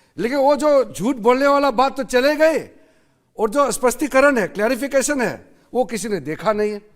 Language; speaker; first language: Hindi; non-native, local second language; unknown